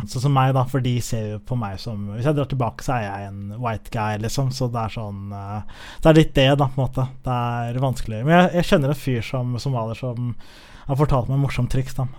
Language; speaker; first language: Norwegian; early bilingual, other home language; Somali